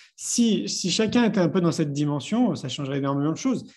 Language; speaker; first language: French; native; French